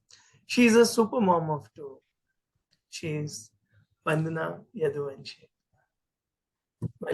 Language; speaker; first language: English; non-native, local second language; Hindi